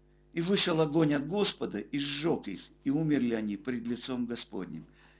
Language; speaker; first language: Russian; native; Russian